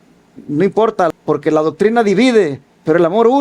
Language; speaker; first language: Spanish; native; Spanish